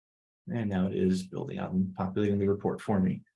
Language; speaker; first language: English; native; English